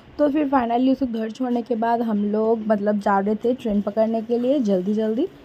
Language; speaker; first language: Hindi; non-native, local second language; Bangla